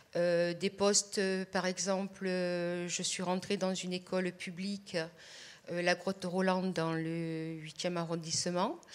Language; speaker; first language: French; native; French